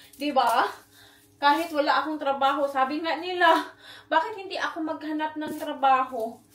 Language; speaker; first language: Filipino; non-native, local second language; Cebuano